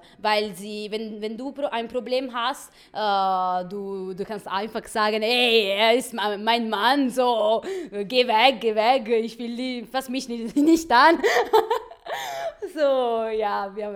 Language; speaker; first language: German; non-native, learner; Italian